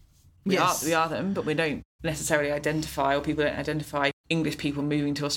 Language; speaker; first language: English; native; English